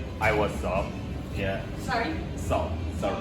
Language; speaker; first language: English; non-native, learner; Korean